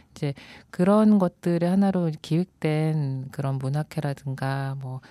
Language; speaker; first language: Korean; native; Korean